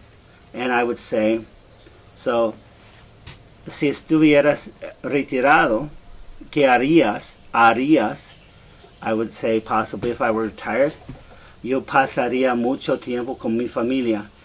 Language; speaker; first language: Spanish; non-native, learner; English